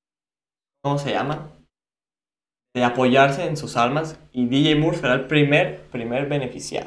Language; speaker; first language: Spanish; native; Spanish